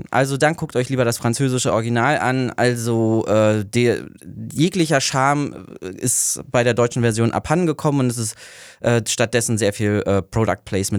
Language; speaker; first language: German; native; German